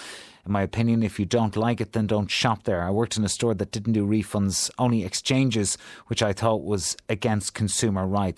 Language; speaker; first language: English; native; English